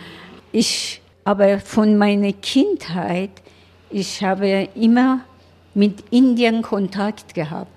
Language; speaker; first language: German; non-native, learner; Persian